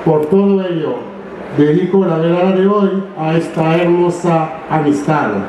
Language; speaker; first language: Spanish; non-native, fluent; French